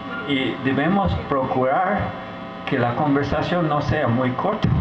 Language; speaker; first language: Spanish; non-native, fluent; English